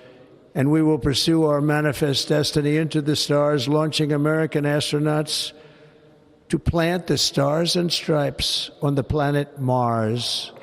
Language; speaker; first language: English; native; English